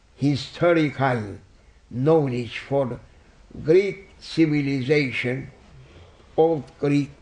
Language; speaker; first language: English; non-native, fluent; Turkish